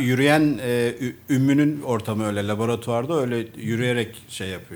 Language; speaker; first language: Turkish; native; Turkish